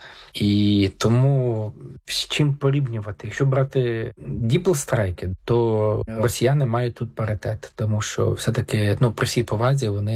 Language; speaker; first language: Ukrainian; native; Ukrainian